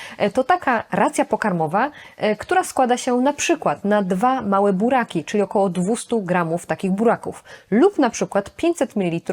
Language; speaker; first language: Polish; native; Polish